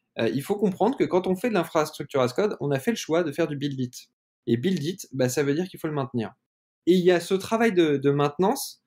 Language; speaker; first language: French; native; French